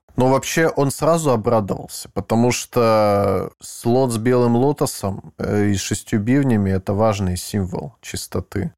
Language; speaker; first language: Russian; native; Russian